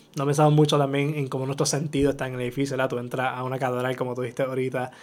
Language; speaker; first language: Spanish; native; Spanish